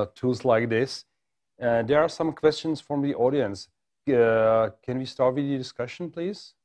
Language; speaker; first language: English; non-native, fluent; Czech